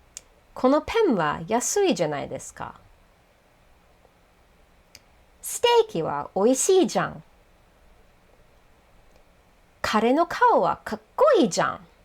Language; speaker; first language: Japanese; non-native, fluent; English